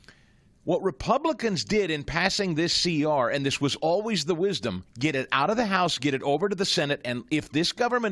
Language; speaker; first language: English; native; English